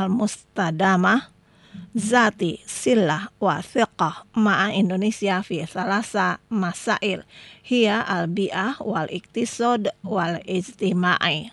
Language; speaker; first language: Arabic; non-native, fluent; Indonesian